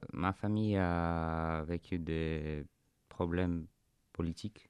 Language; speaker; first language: French; non-native, fluent; Armenian